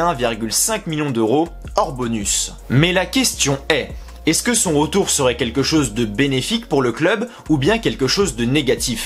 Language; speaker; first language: French; native; French